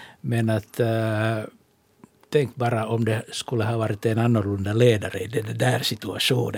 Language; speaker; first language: Swedish; non-native, local second language; Finnish